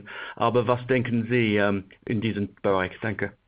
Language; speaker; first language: German; non-native, fluent; English